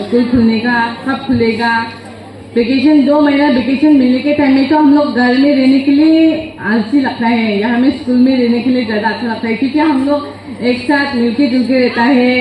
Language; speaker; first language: Hindi; non-native, local second language; Garo